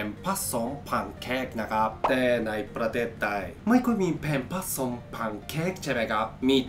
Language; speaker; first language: Thai; non-native, learner; Japanese